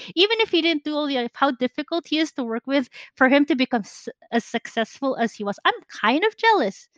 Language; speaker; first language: English; non-native, local second language; Filipino